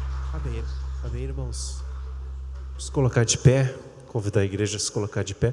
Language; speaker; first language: Portuguese; native; Portuguese